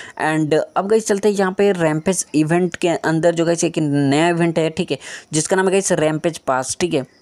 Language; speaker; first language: Hindi; native; Hindi